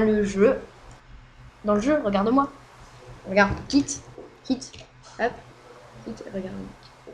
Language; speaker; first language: French; native; French